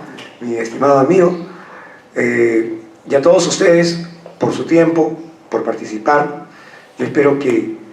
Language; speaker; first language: Spanish; native; Spanish